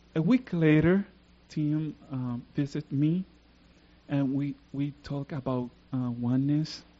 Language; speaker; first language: English; non-native, fluent; Spanish